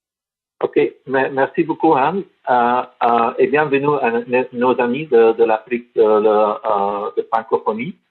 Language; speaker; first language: French; non-native, learner; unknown